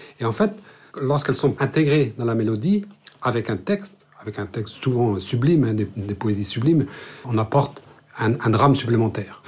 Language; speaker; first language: French; non-native, local second language; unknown